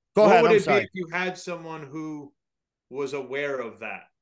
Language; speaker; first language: English; native; English